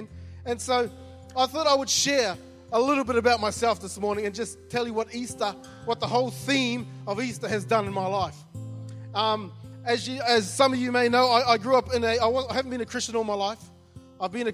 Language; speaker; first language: English; native; English